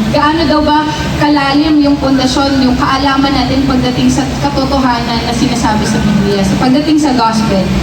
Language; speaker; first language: Filipino; native; Filipino